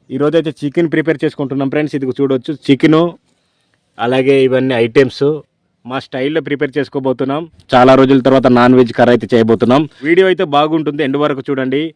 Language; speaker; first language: Telugu; native; Telugu